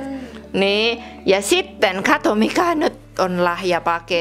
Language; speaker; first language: Finnish; non-native, learner; Indonesian